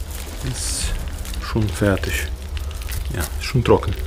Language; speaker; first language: German; non-native, learner; Polish